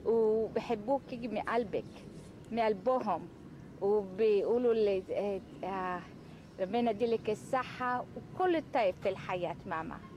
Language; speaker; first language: Arabic; native; Arabic